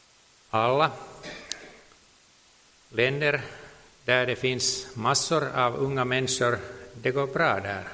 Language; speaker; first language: Swedish; non-native, local second language; Finnish